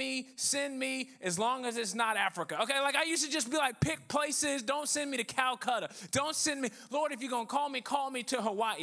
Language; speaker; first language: English; native; English